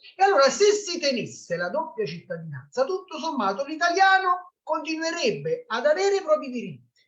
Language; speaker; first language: Italian; native; Italian